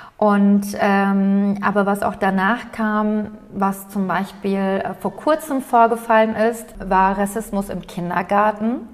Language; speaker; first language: German; early bilingual, other home language; Turkish